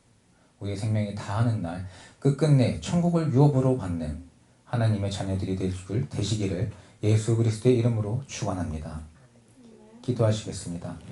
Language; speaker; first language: Korean; native; Korean